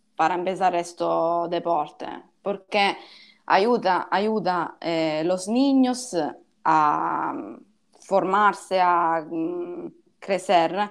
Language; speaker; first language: Spanish; non-native, learner; Italian